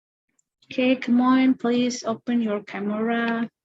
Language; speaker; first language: English; non-native, fluent; Indonesian